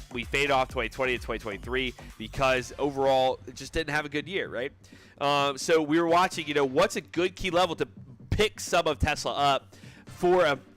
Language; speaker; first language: English; native; English